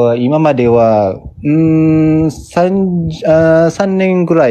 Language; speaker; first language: Japanese; non-native, learner; Malay